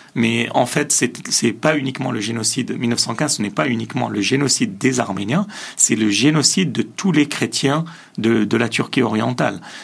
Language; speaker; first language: French; early bilingual, other home language; Assyrian Neo-Aramaic